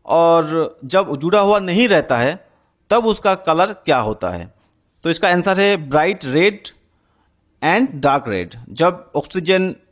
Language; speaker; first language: Hindi; non-native, local second language; Bangla